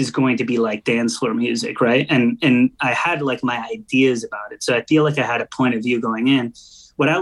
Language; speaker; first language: English; native; English